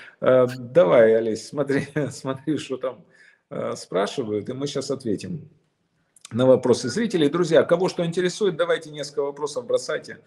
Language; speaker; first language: Russian; native; Russian